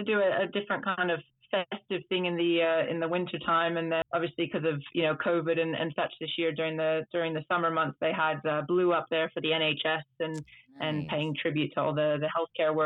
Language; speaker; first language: English; early bilingual, other home language; Dutch